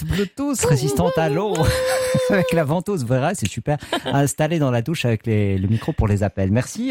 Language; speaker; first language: French; native; French